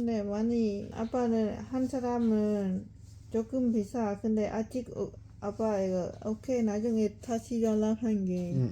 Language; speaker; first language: Korean; non-native, learner; Lao